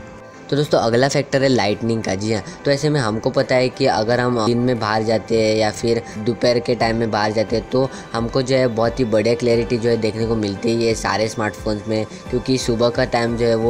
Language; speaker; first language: Hindi; native; Hindi